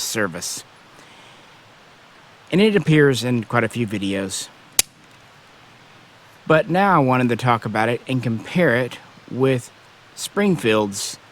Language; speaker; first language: English; native; English